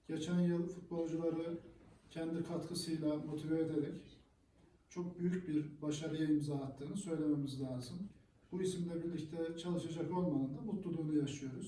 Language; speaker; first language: Turkish; native; Turkish